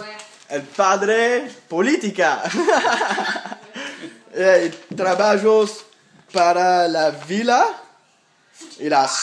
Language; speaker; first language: Spanish; non-native, learner; French